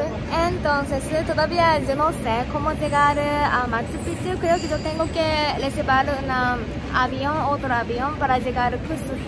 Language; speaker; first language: Spanish; non-native, learner; Japanese